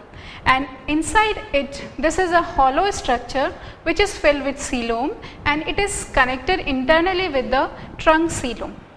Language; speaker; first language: English; non-native, local second language; Hindi